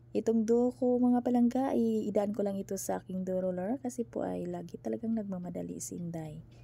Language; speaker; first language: Filipino; non-native, local second language; Cebuano